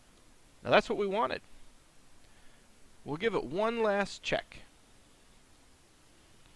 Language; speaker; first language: English; native; English